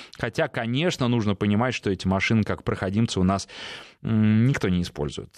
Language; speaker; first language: Russian; native; Russian